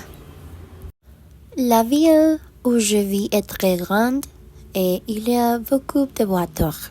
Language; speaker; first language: French; non-native, learner; Spanish